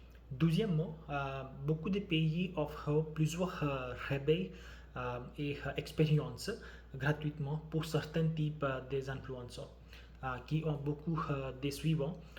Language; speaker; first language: French; non-native, learner; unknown